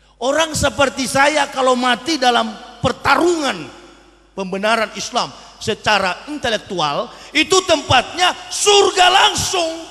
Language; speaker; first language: Indonesian; native; Indonesian